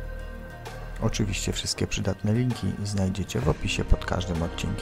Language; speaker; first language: Polish; native; Polish